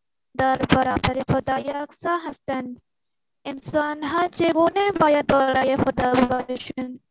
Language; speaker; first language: Persian; non-native, learner; Urdu